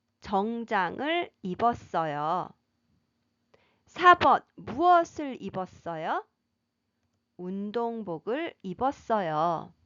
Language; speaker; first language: Korean; native; Korean